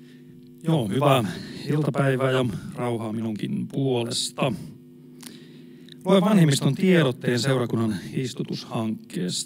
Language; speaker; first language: Finnish; native; Finnish